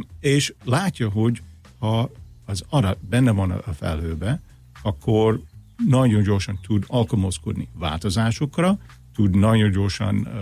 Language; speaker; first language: Hungarian; non-native, fluent; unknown